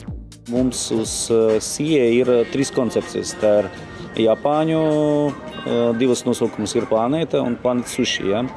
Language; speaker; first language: Latvian; non-native, local second language; Russian